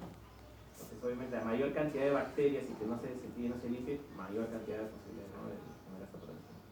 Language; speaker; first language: Spanish; native; Spanish